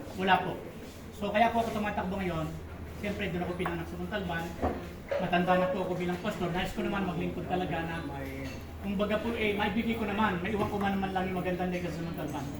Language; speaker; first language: Filipino; native; Filipino